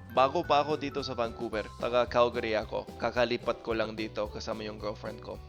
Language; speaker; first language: Filipino; non-native, fluent; English